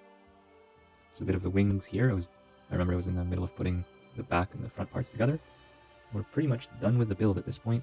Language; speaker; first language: English; native; English